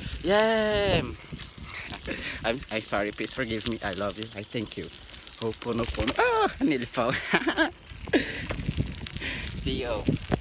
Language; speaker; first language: English; non-native, fluent; Portuguese